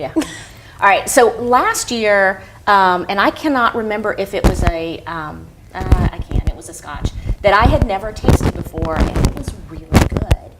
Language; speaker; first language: English; native; English